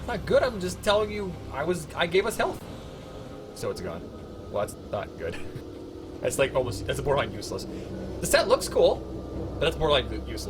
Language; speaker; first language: English; native; English